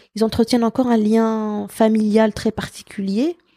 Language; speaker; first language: French; non-native, local second language; Arabic